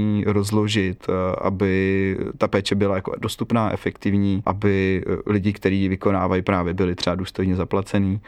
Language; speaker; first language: Czech; native; Czech